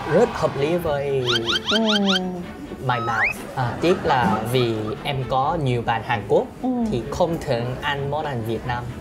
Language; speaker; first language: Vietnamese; non-native, fluent; Korean